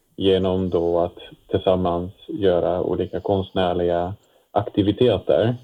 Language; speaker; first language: Swedish; non-native, fluent; Dutch